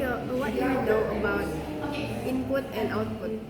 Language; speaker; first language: English; non-native, learner; Indonesian